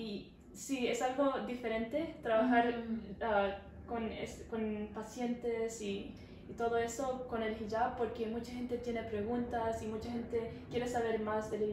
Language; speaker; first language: Spanish; early bilingual, heritage; Spanish